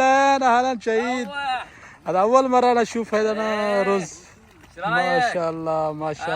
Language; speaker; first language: Arabic; non-native, learner; Punjabi